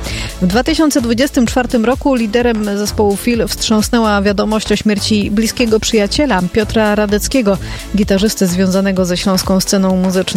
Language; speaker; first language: Polish; native; Polish